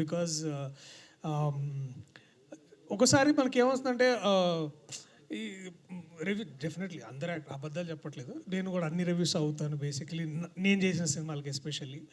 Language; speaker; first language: Telugu; native; Telugu